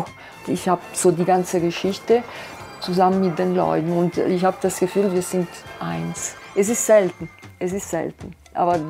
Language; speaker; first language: German; non-native, fluent; Arabic